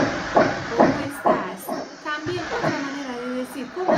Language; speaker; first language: Spanish; non-native, fluent; Persian